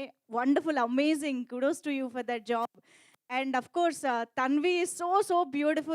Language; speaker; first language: Telugu; native; Telugu